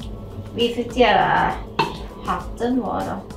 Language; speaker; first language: Swedish; non-native, learner; Thai